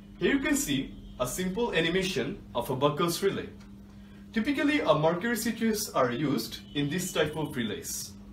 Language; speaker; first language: English; non-native, local second language; Bangla